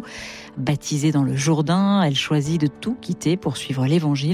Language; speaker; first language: French; native; French